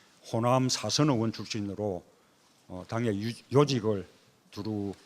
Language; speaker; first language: Korean; native; Korean